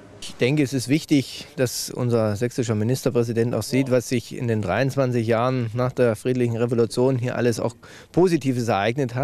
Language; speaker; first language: German; native; German